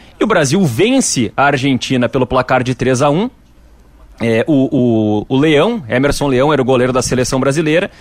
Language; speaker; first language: Portuguese; native; Portuguese